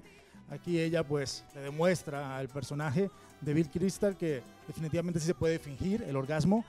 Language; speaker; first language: Spanish; native; Spanish